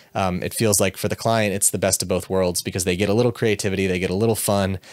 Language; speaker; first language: English; native; English